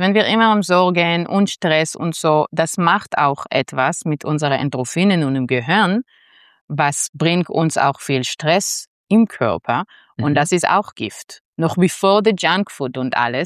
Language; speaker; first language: German; non-native, fluent; Hebrew